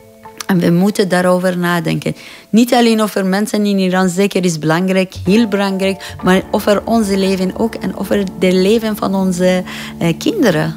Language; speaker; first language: Dutch; non-native, fluent; Persian